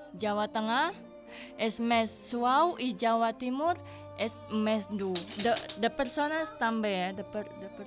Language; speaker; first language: Catalan; non-native, learner; Indonesian